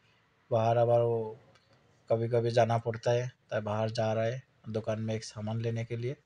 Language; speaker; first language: Hindi; non-native, learner; Bangla